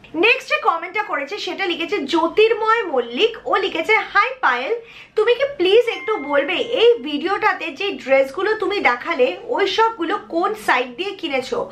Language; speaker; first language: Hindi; non-native, local second language; Bangla